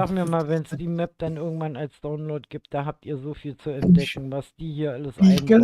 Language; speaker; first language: German; native; German